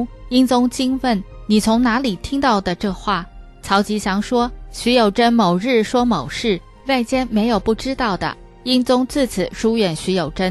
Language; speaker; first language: Chinese; native; Chinese